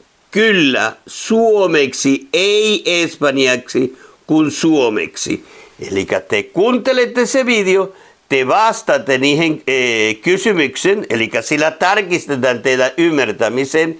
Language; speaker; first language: Finnish; non-native, fluent; Spanish